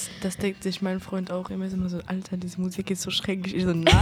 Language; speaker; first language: German; native; German